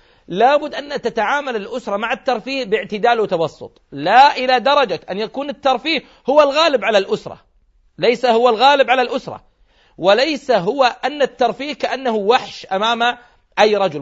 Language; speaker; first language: Arabic; native; Arabic